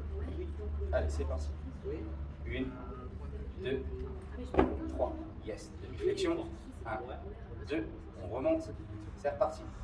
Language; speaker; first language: French; native; French